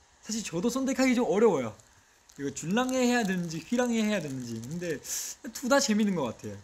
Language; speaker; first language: Korean; non-native, fluent; Chinese